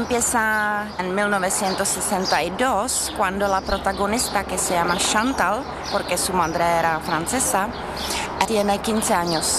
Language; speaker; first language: Spanish; non-native, fluent; Czech